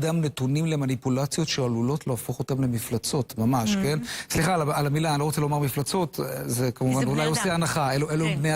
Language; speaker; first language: Hebrew; native; Hebrew